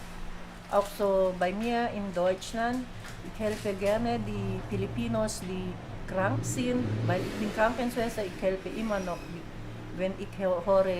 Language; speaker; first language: German; non-native, learner; Filipino